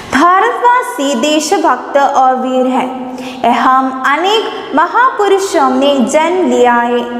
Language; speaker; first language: Hindi; non-native, local second language; Malayalam